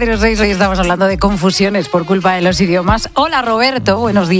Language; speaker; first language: Spanish; native; Spanish